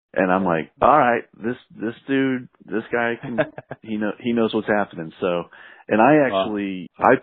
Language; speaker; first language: English; native; English